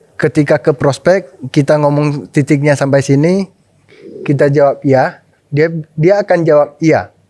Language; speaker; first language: Indonesian; non-native, local second language; Min Nan Chinese